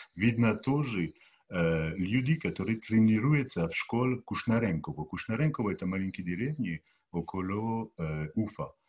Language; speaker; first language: Russian; non-native, learner; French